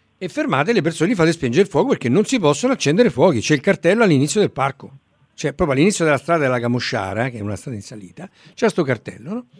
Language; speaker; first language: Italian; native; Italian